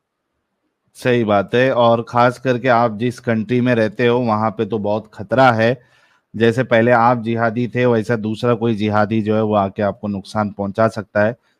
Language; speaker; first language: Hindi; native; Hindi